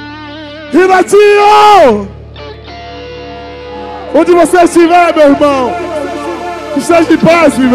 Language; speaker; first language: Portuguese; native; Portuguese